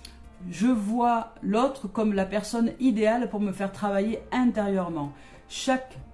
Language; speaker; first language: French; native; French